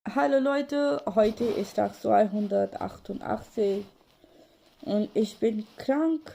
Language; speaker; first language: German; non-native, learner; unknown